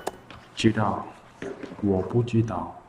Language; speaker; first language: Chinese; non-native, learner; Mongolian